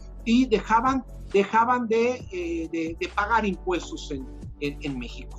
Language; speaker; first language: Spanish; native; Spanish